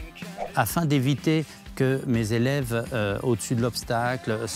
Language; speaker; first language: French; native; French